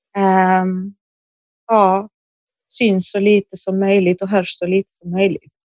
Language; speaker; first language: Swedish; early bilingual, other home language; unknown